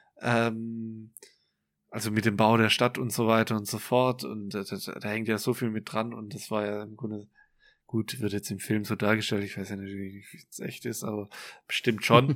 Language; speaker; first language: German; native; German